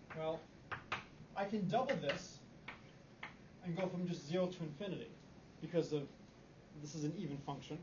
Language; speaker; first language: English; native; English